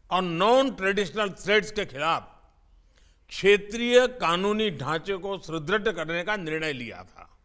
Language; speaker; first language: Hindi; native; Hindi